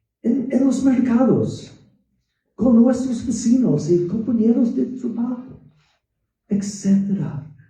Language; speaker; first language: Spanish; non-native, fluent; English